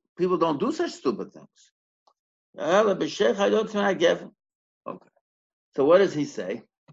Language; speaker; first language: English; native; English